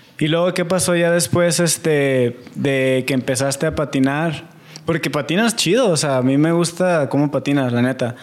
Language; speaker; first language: Spanish; native; Spanish